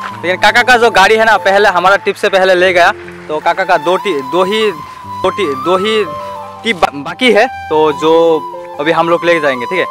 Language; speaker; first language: Hindi; non-native, local second language; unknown